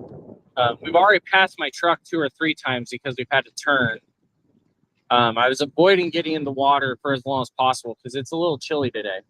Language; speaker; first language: English; native; English